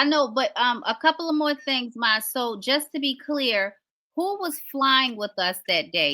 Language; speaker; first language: English; native; English